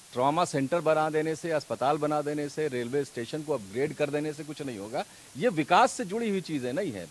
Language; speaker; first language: Hindi; native; Hindi